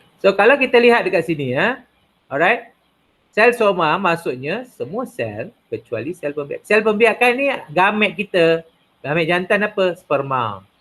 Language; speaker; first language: Malay; non-native, local second language; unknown